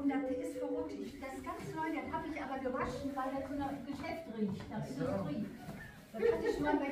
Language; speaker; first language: German; native; German